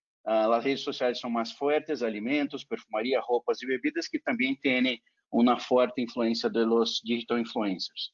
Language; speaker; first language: Spanish; non-native, fluent; Portuguese